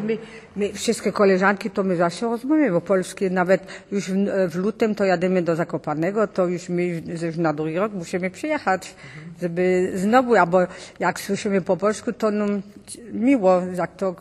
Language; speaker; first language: Polish; early bilingual, heritage; Polish